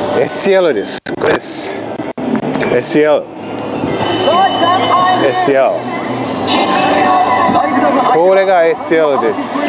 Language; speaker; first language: Japanese; non-native, learner; Swahili